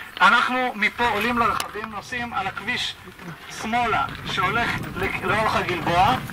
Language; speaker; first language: Hebrew; native; Hebrew